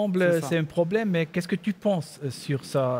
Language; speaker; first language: French; non-native, learner; German